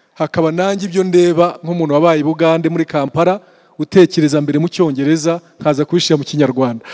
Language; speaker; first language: Kinyarwanda; early bilingual, heritage; Kinyarwanda